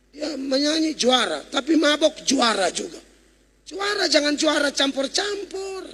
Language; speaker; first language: Indonesian; native; Indonesian